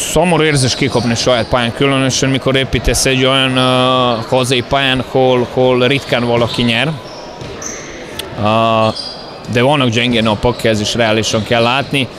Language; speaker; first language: Hungarian; non-native, fluent; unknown